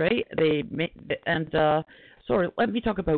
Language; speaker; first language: English; native; English